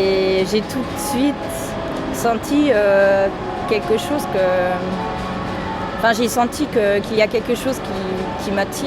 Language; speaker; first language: French; non-native, fluent; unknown